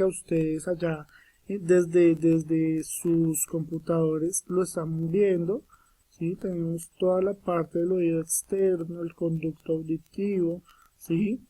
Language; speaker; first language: Spanish; native; Spanish